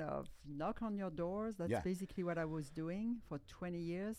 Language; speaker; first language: English; non-native, fluent; French